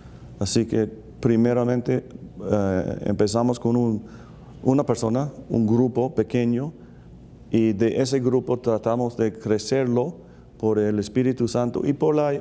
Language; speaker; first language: Spanish; non-native, fluent; English